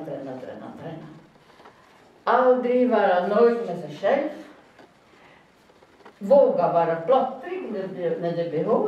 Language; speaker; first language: Swedish; non-native, fluent; Italian